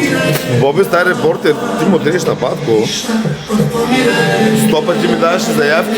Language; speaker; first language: Bulgarian; native; Bulgarian